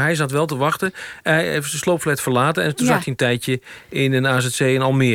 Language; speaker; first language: Dutch; native; Dutch